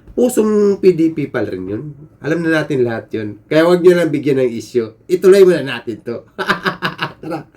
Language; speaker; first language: Filipino; native; Filipino